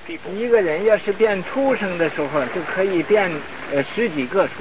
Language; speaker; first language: Chinese; native; Chinese